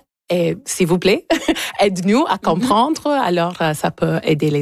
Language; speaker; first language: French; non-native, local second language; English